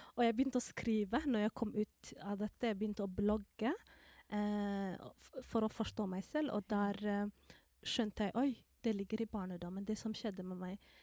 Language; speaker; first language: Norwegian; non-native, fluent; Somali